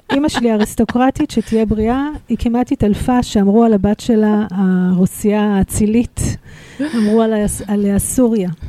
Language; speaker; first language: Hebrew; early bilingual, other home language; Russian